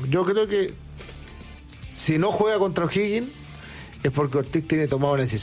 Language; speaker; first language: Spanish; native; Spanish